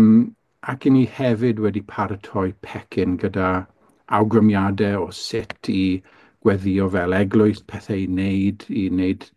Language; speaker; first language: Welsh; native; Welsh